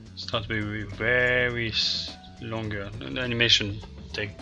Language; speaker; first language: English; non-native, fluent; French